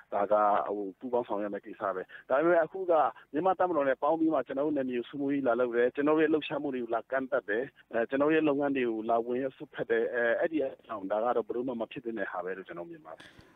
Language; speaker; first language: Burmese; non-native, local second language; Shwe Palaung